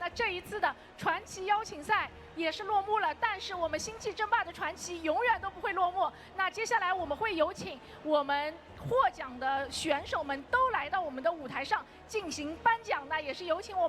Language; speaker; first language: Chinese; native; Chinese